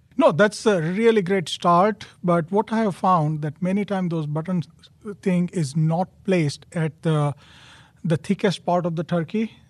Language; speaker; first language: English; non-native, local second language; Gujarati